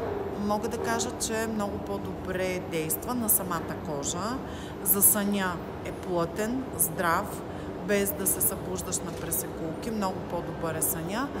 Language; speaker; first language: Bulgarian; native; Bulgarian